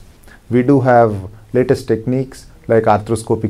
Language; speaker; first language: English; non-native, local second language; Telugu